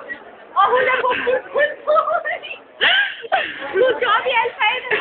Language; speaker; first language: Danish; early bilingual, other home language; Turkish